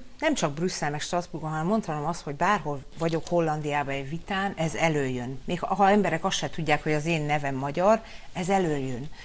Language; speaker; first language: Hungarian; early bilingual, heritage; Hungarian